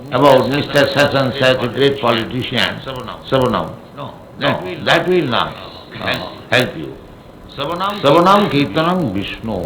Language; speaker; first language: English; non-native, local second language; Bangla